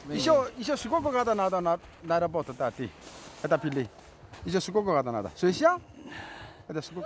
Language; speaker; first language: Russian; non-native, learner; Korean